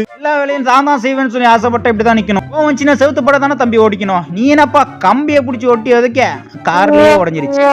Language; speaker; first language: Tamil; native; Tamil